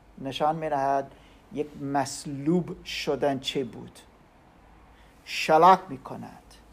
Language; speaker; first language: Persian; non-native, learner; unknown